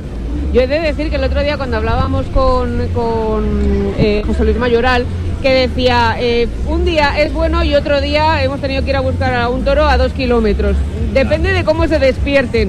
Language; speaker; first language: Spanish; native; Spanish